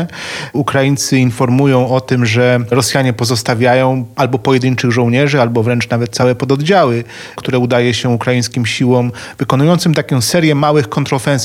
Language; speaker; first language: Polish; native; Polish